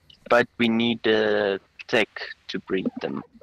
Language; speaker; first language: English; non-native, local second language; Afrikaans